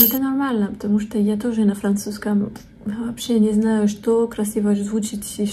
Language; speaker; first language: Russian; non-native, fluent; French